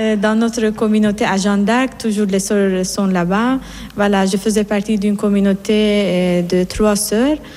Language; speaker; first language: French; non-native, fluent; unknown